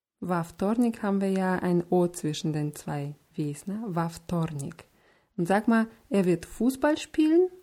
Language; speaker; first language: German; non-native, fluent; Russian